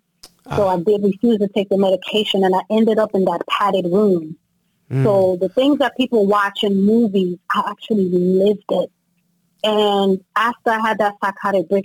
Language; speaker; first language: English; native; English